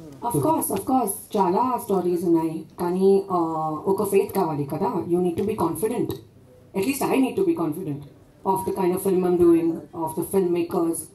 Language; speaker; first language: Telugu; non-native, local second language; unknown